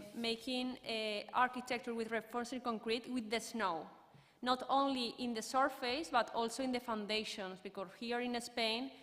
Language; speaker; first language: English; non-native, learner; Spanish